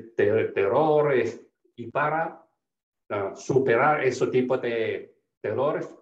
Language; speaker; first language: Spanish; non-native, fluent; Chinese